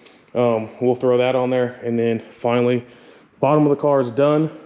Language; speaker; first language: English; native; English